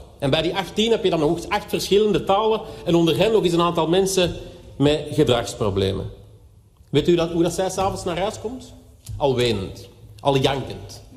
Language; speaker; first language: Dutch; native; Dutch